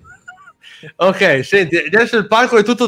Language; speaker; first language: Italian; native; Italian